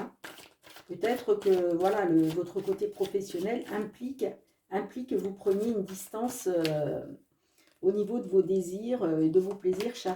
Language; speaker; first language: French; native; French